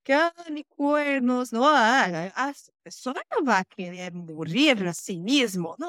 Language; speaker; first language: Spanish; non-native, learner; Portuguese